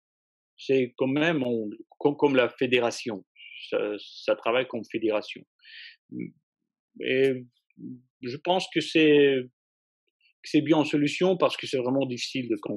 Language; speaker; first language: French; non-native, fluent; Russian